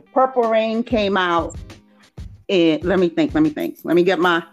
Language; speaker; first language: English; native; English